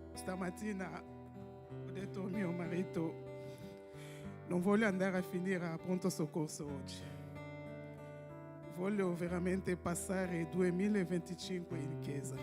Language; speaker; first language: Italian; non-native, fluent; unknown